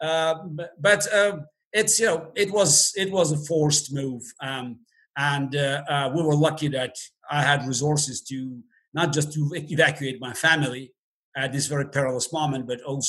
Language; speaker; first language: English; non-native, fluent; Russian